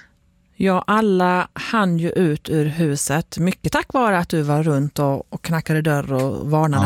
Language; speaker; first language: Swedish; native; Swedish